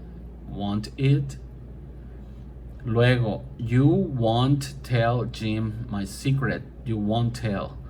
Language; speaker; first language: English; non-native, fluent; Spanish